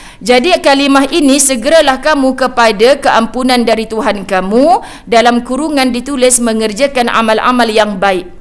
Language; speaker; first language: Malay; native; Malay